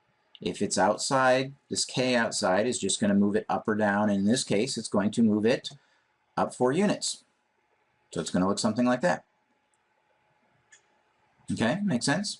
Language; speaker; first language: English; native; English